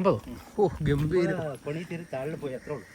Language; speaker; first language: Malayalam; native; Malayalam